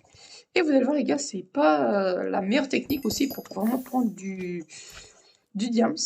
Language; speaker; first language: French; native; French